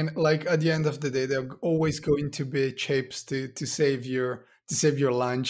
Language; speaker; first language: English; non-native, fluent; Italian